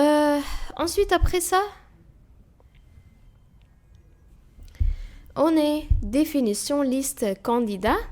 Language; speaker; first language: French; non-native, fluent; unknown